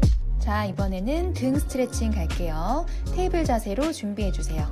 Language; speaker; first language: Korean; native; Korean